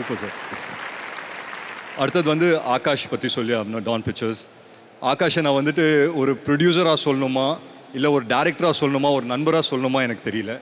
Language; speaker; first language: Tamil; native; Tamil